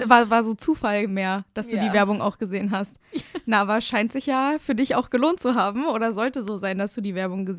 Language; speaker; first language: German; native; German